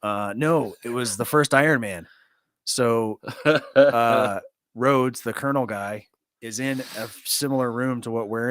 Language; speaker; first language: English; native; English